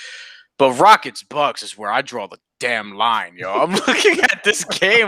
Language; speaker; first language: English; native; English